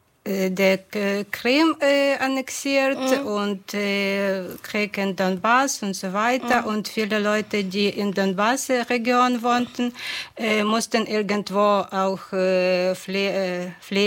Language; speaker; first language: German; non-native, fluent; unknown